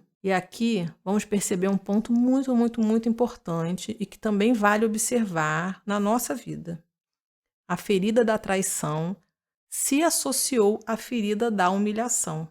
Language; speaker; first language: Portuguese; native; Portuguese